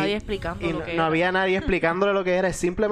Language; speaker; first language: Spanish; native; Spanish